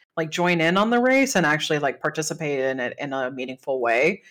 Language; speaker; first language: English; native; English